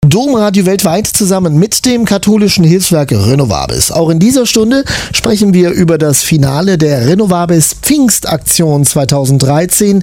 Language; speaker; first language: German; native; German